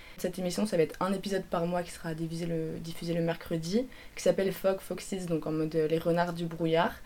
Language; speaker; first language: French; native; French